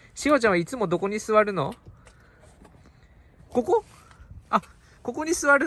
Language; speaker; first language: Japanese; non-native, fluent; Urdu